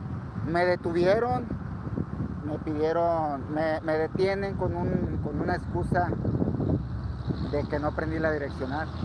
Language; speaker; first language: Spanish; native; Spanish